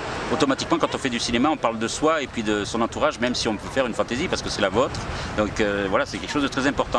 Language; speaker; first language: French; native; French